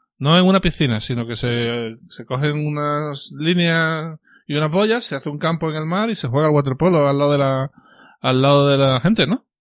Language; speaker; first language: Spanish; native; Spanish